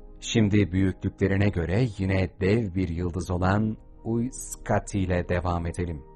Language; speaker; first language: Turkish; native; Turkish